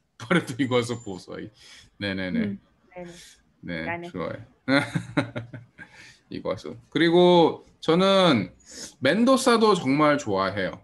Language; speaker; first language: Korean; early bilingual, heritage; Korean